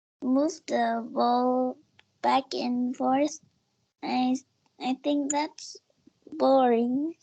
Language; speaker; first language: English; non-native, learner; Vietnamese